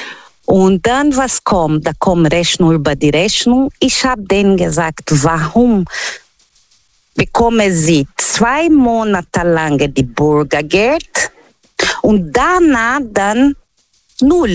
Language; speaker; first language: German; non-native, learner; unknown